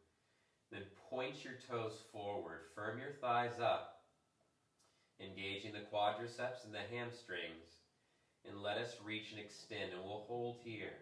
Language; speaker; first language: English; native; English